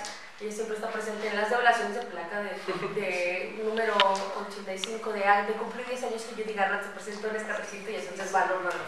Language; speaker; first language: Spanish; native; Spanish